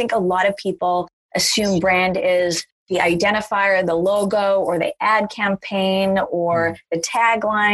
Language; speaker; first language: English; native; English